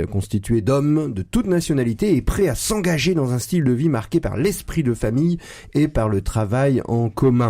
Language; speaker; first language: French; native; French